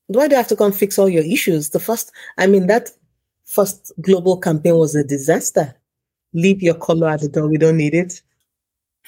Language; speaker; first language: English; non-native, local second language; Yoruba